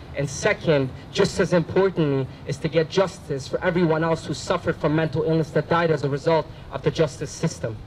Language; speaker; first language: English; native; English